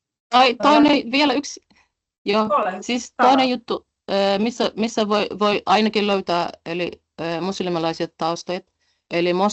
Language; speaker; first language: Finnish; non-native, fluent; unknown